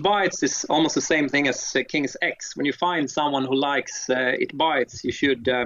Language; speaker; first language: English; non-native, fluent; Swedish